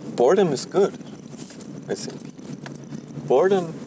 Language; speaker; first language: English; non-native, fluent; German